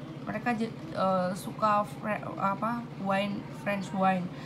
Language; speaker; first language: English; non-native, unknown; Indonesian